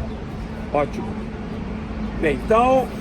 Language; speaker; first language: Portuguese; native; Portuguese